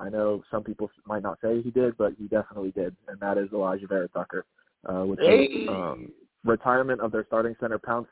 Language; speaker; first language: English; native; English